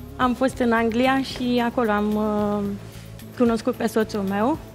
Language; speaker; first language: Romanian; non-native, local second language; Hungarian